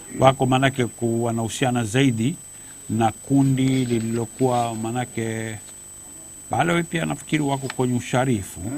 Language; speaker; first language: Swahili; native; Swahili